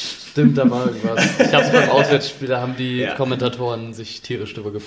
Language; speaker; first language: German; native; German